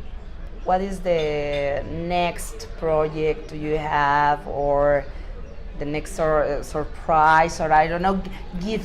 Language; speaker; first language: English; non-native, learner; Spanish